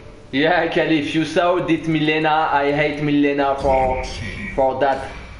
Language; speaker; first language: English; non-native, learner; French